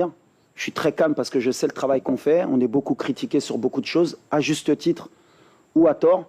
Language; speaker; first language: French; native; French